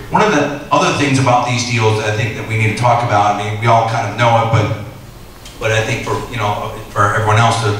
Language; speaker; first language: English; native; English